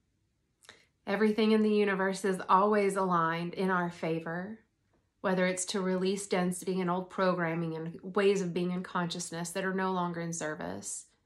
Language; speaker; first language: English; native; English